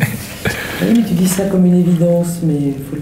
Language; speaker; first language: French; native; French